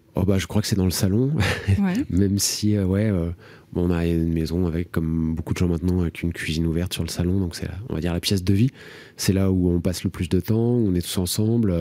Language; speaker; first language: French; native; French